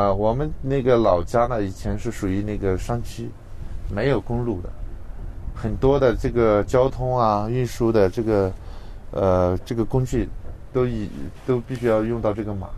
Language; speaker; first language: Chinese; non-native, local second language; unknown